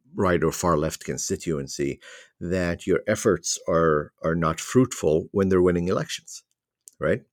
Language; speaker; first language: English; non-native, fluent; Arabic